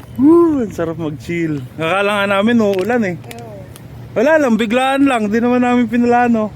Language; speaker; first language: Filipino; native; Filipino